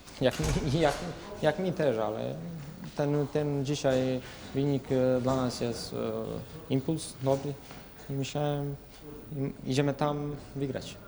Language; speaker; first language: Polish; non-native, learner; Serbian